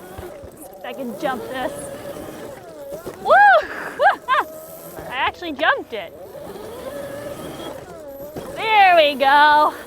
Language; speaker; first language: English; native; English